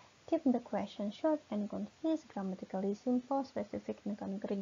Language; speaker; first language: English; non-native, fluent; Indonesian